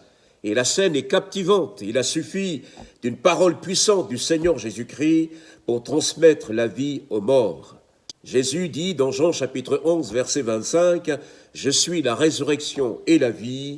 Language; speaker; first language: French; native; French